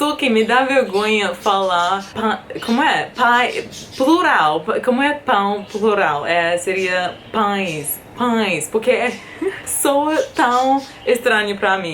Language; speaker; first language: Portuguese; non-native, fluent; English